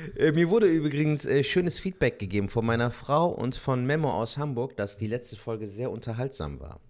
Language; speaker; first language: German; early bilingual, other home language; Turkish